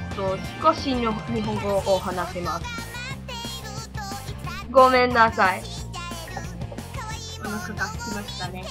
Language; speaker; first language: Japanese; non-native, learner; English